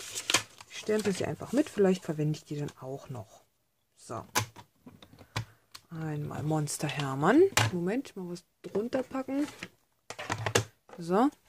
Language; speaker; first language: German; native; German